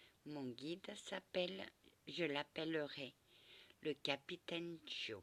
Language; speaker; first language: French; early bilingual, other home language; Portuguese